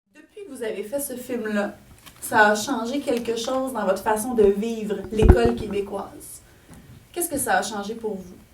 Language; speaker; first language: French; native; French